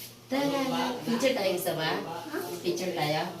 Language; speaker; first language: Filipino; non-native, local second language; Cebuano